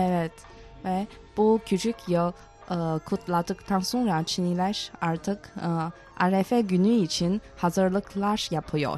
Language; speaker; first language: Turkish; non-native, fluent; Chinese